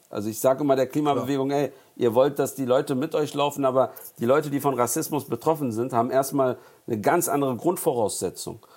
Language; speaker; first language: German; early bilingual, other home language; Turkish